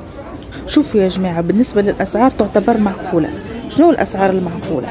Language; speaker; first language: Arabic; native; Arabic